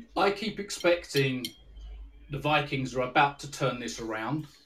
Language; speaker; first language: English; native; English